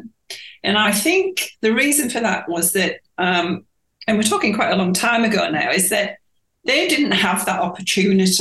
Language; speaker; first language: English; native; English